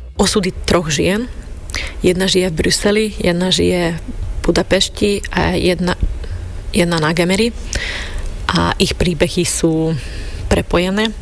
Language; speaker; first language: Slovak; non-native, local second language; Hungarian